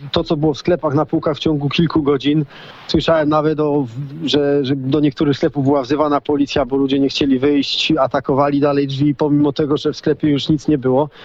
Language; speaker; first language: Polish; native; Polish